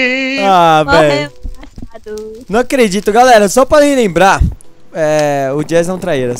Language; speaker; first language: Portuguese; native; Portuguese